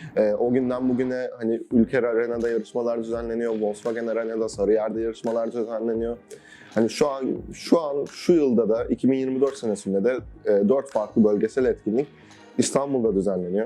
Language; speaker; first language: Turkish; native; Turkish